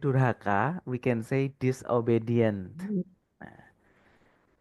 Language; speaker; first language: English; non-native, fluent; Indonesian